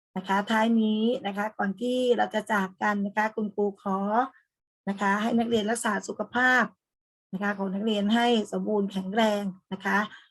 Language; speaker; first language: Thai; native; Thai